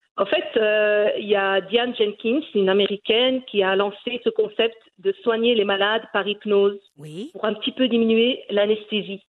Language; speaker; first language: French; early bilingual, other home language; Riffian